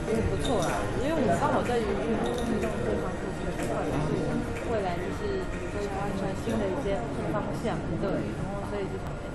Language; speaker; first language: Chinese; native; Chinese